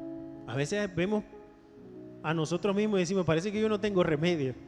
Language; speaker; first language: Spanish; native; Spanish